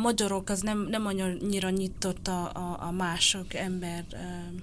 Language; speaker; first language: Hungarian; non-native, learner; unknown